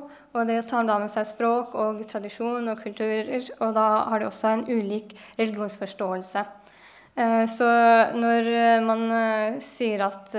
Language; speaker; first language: Norwegian; early bilingual, other home language; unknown